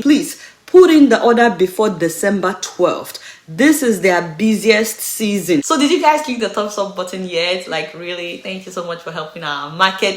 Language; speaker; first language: English; non-native, local second language; Yoruba